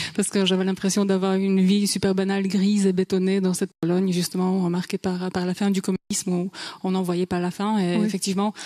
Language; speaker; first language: French; non-native, fluent; Polish